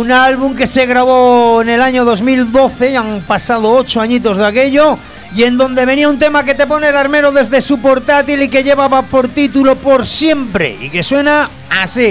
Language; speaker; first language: Spanish; native; Spanish